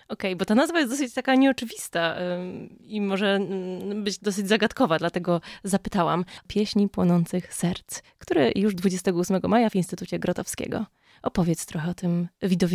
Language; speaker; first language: Polish; native; Polish